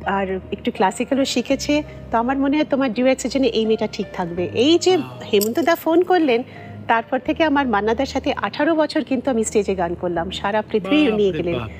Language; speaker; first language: Bangla; non-native, local second language; Tamil